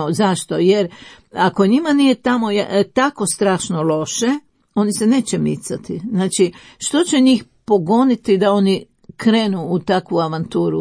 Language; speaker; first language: Croatian; native; Croatian